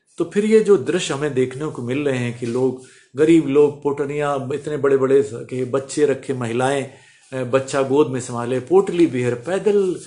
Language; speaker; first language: Hindi; native; Hindi